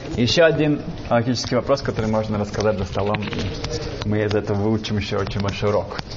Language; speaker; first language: Russian; early bilingual, heritage; Russian